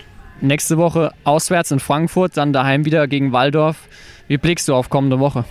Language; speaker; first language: German; native; German